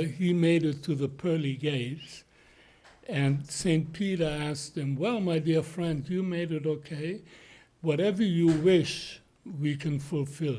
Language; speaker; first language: English; non-native, fluent; German